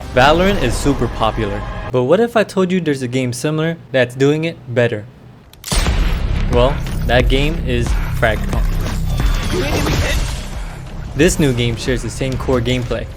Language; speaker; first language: English; native; English